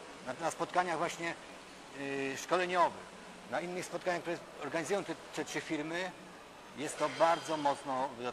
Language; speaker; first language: Polish; native; Polish